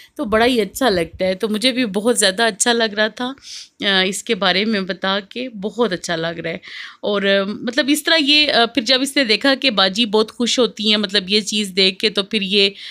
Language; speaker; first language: Hindi; native; Hindi